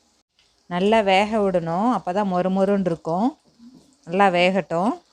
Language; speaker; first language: Tamil; native; Tamil